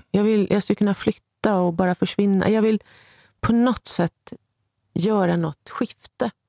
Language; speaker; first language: Swedish; native; Swedish